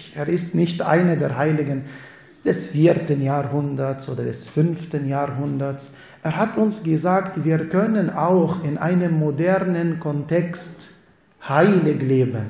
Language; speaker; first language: German; non-native, fluent; Arabic